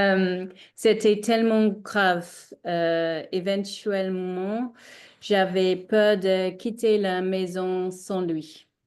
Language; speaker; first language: French; non-native, learner; English